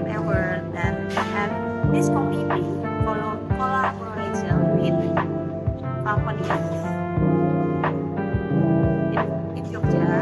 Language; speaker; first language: English; non-native, learner; Indonesian